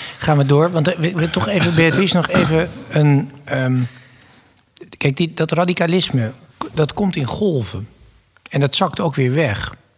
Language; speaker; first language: Dutch; native; Dutch